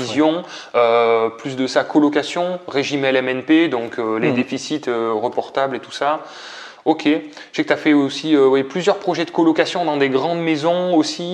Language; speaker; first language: French; native; French